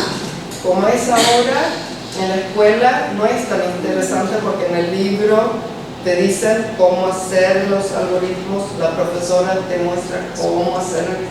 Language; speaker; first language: Spanish; early bilingual, heritage; Spanish